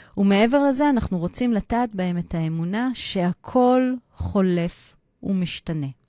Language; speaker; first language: Hebrew; native; Hebrew